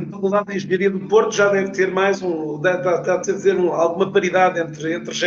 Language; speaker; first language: Portuguese; native; Portuguese